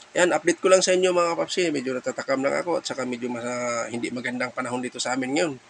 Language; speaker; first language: Filipino; non-native, local second language; Cebuano